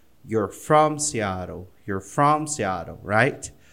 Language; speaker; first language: English; non-native, fluent; Portuguese